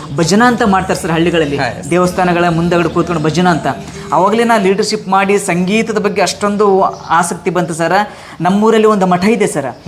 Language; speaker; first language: Kannada; native; Kannada